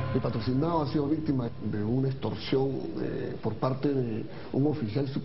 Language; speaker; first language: Spanish; native; Spanish